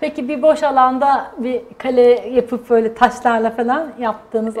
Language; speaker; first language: Turkish; native; Turkish